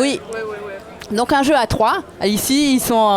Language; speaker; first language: French; native; French